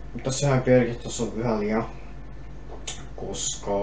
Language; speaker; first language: Finnish; non-native, learner; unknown